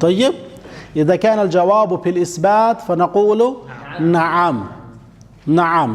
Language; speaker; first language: Arabic; non-native, fluent; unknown